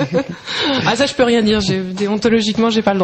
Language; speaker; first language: French; native; French